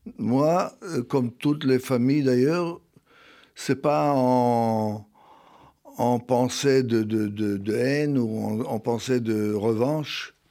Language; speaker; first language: French; non-native, fluent; Hebrew